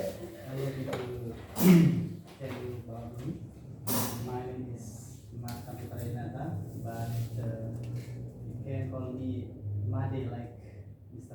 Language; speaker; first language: English; non-native, learner; Indonesian